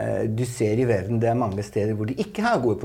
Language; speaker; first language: Norwegian; non-native, fluent; Italian